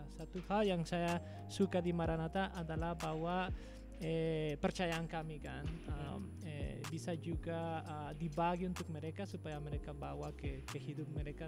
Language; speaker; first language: Indonesian; non-native, fluent; Spanish